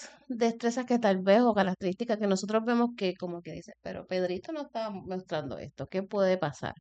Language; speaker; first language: Spanish; native; Spanish